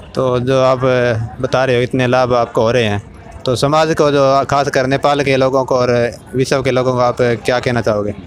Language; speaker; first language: Hindi; native; Hindi